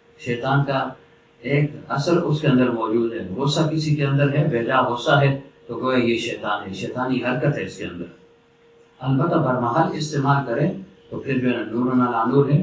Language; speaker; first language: Urdu; non-native, local second language; Pashto